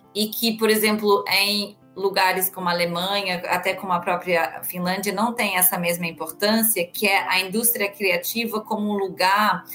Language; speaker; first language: Portuguese; non-native, fluent; German